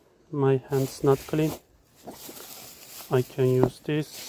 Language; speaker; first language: English; non-native, learner; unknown